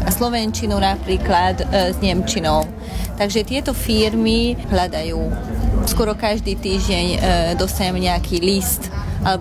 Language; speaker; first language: Slovak; non-native, local second language; Hungarian